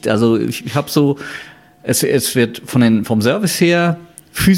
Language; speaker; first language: German; native; German